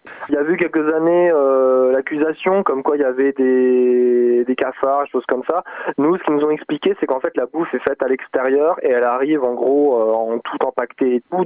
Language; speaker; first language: French; native; French